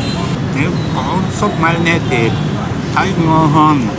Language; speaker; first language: Vietnamese; non-native, learner; Japanese